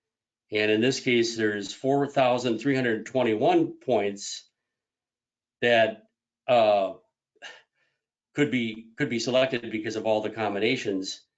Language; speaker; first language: English; native; English